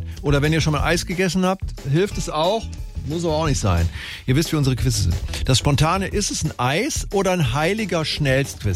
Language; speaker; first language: German; native; German